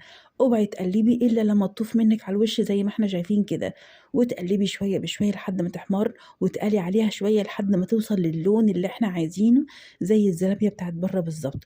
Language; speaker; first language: Arabic; native; Arabic